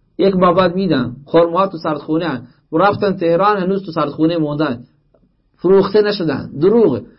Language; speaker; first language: Persian; native; Persian